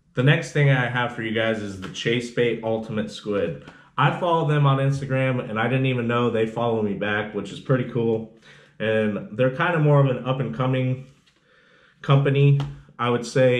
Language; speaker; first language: English; native; English